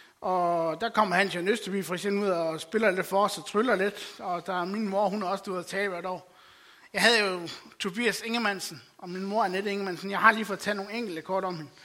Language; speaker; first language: Danish; native; Danish